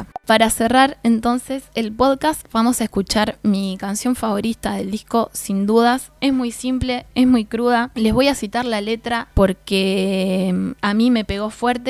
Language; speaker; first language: Spanish; native; Spanish